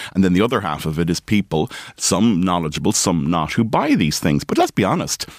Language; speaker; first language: English; native; English